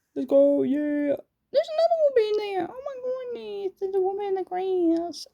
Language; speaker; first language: English; non-native, fluent; Danish